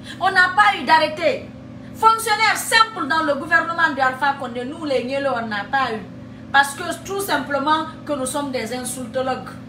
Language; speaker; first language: French; non-native, local second language; Fula